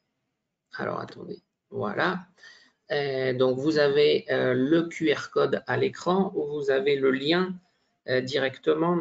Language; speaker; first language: French; native; French